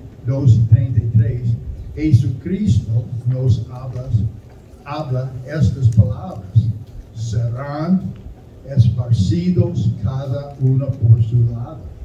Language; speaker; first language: Spanish; non-native, learner; German